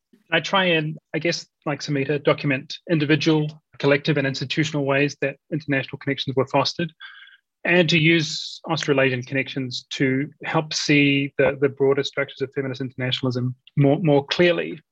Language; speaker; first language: English; native; English